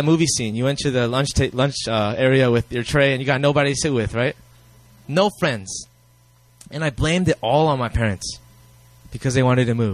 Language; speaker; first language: English; native; English